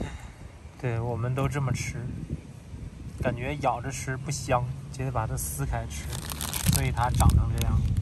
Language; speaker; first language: Chinese; native; Chinese